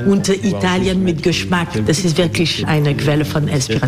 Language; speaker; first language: German; non-native, learner; French